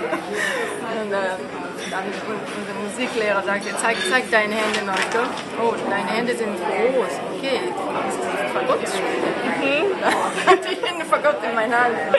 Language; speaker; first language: German; non-native, fluent; Japanese